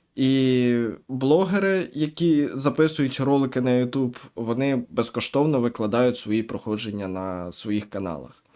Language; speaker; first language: Ukrainian; native; Ukrainian